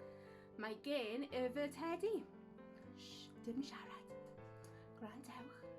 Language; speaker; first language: Welsh; non-native, learner; English